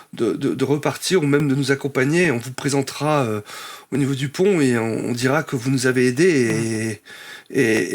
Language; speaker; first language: French; native; French